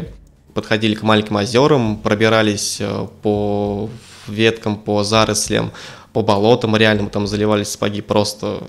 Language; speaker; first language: Russian; native; Russian